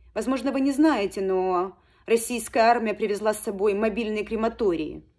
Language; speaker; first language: Russian; native; Russian